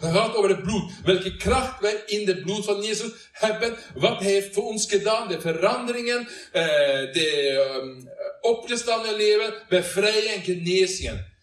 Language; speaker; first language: Dutch; non-native, learner; Norwegian